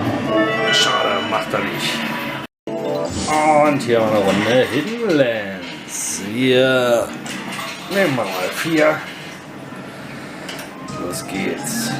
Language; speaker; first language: German; native; German